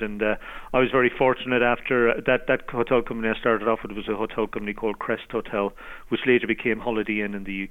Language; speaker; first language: English; native; English